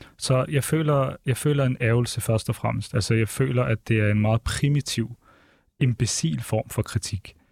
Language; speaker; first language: Danish; early bilingual, other home language; Arabic